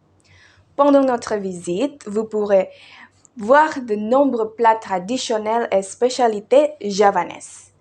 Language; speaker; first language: French; non-native, learner; Indonesian